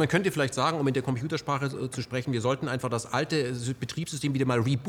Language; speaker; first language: German; native; German